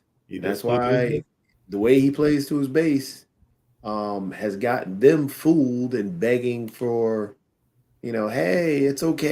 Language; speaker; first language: English; native; English